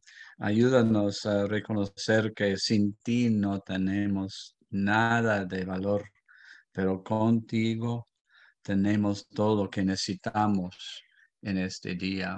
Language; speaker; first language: Spanish; non-native, fluent; English